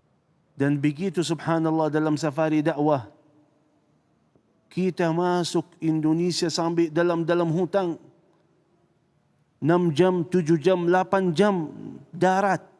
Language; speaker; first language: Indonesian; non-native, fluent; Arabic